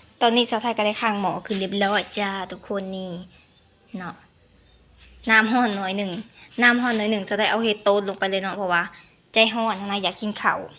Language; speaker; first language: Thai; non-native, local second language; Lao